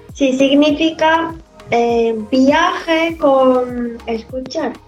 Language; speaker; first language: Spanish; non-native, learner; Japanese